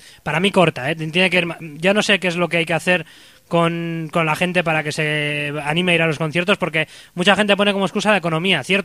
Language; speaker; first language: Spanish; native; Spanish